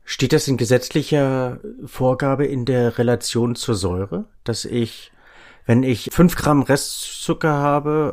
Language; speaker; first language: German; native; German